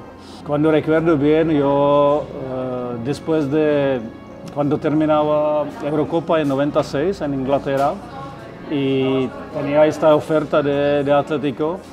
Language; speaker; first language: Spanish; non-native, fluent; Czech